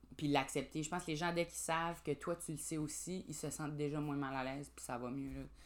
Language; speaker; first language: French; native; French